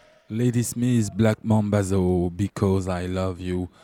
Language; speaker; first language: English; non-native, learner; French